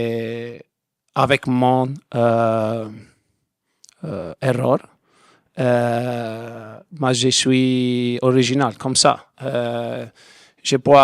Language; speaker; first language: French; non-native, learner; Italian